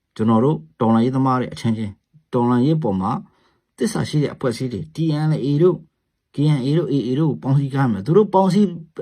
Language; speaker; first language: Burmese; non-native, local second language; Hakha Chin